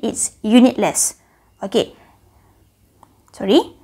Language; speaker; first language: English; non-native, local second language; Malay